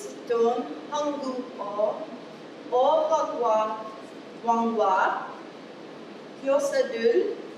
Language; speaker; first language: Korean; non-native, learner; English